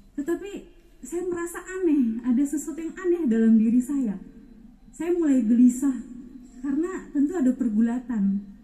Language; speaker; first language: Indonesian; non-native, local second language; Batak Toba